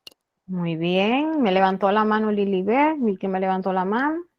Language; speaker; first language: Spanish; native; Spanish